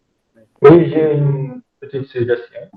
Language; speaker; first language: French; non-native, local second language; Arabic